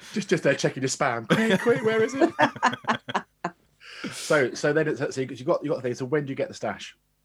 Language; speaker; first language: English; native; English